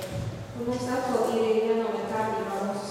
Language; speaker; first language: Latvian; non-native, local second language; Russian